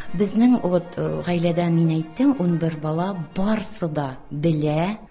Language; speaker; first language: Tatar; non-native, local second language; Russian